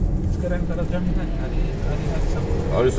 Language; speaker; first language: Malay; non-native, learner; Bangla